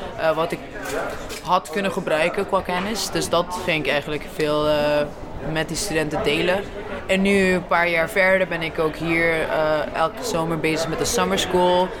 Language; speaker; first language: Dutch; non-native, local second language; Papiamento